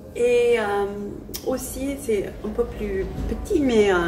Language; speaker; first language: French; non-native, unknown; English